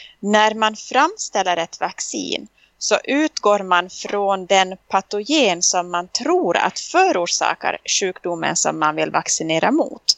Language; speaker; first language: Swedish; native; Swedish